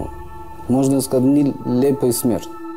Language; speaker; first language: Russian; non-native, learner; Persian